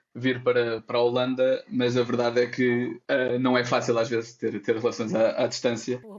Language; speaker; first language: Portuguese; native; Portuguese